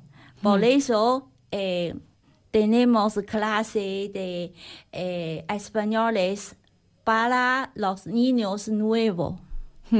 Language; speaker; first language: Spanish; non-native, learner; Chinese